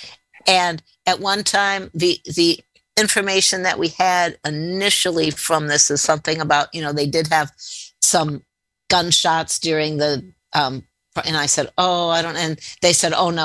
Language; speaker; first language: English; native; English